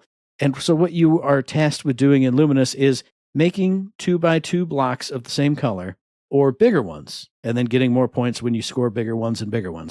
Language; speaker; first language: English; native; English